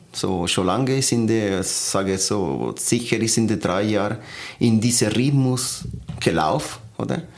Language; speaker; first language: German; non-native, learner; Spanish